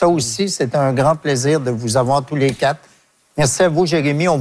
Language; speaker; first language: French; native; French